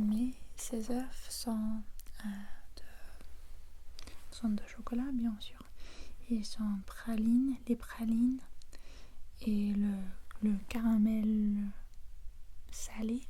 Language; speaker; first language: French; non-native, fluent; English